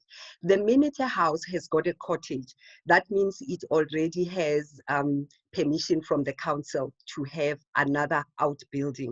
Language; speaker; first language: English; non-native, local second language; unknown